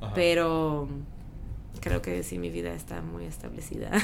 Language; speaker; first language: Spanish; non-native, fluent; French